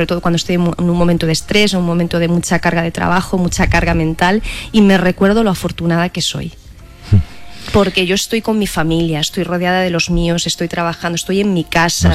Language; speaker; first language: Spanish; native; Spanish